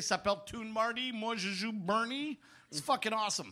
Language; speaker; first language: French; native; French